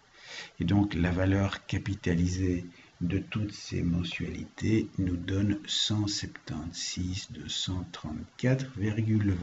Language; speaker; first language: French; native; French